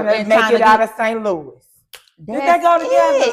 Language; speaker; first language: English; native; English